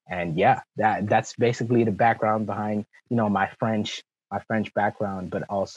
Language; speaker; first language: English; early bilingual, other home language; French